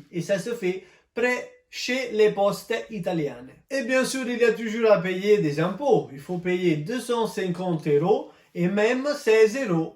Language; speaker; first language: French; non-native, fluent; Italian